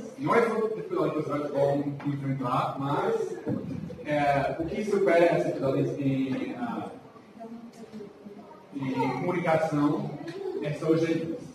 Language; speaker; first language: Portuguese; non-native, learner; English